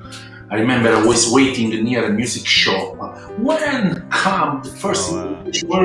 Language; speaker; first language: English; non-native, learner; Italian